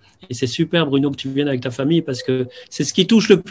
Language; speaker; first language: French; native; French